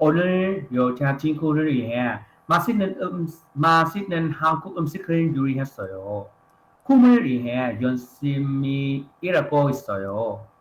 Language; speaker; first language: Korean; non-native, learner; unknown